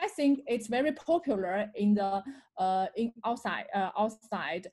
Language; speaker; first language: English; non-native, learner; Chinese